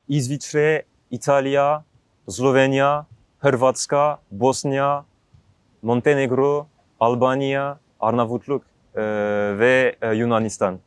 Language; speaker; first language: Turkish; non-native, learner; French